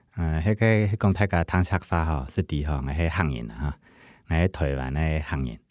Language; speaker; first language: Chinese; non-native, local second language; Hakka Chinese